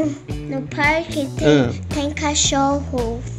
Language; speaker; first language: Portuguese; early bilingual, heritage; Portuguese